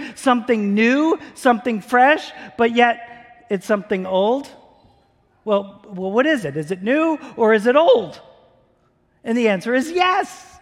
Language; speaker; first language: English; native; English